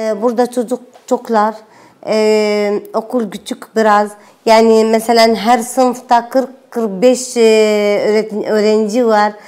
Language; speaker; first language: Turkish; non-native, learner; Arabic